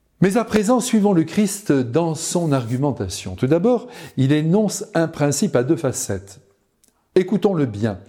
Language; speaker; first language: French; native; French